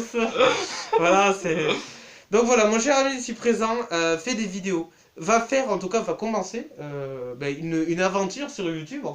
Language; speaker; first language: French; native; French